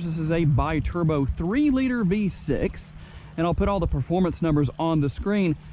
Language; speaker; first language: English; native; English